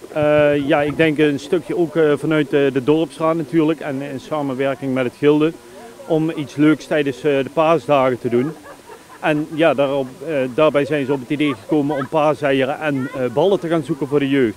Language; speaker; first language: Dutch; native; Dutch